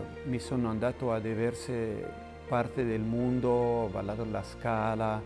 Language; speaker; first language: Italian; non-native, learner; Spanish